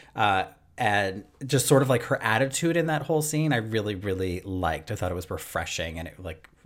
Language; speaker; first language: English; native; English